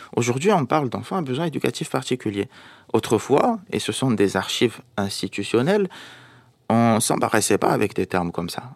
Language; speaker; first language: French; non-native, local second language; Arabic